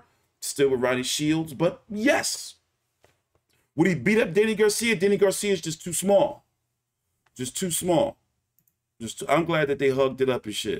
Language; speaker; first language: English; native; English